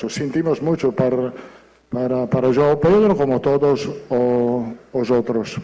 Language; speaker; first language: Portuguese; non-native, fluent; Italian